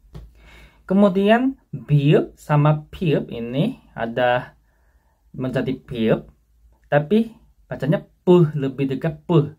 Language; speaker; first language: Indonesian; non-native, fluent; Korean